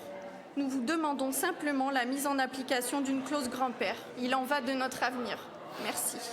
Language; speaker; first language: French; native; French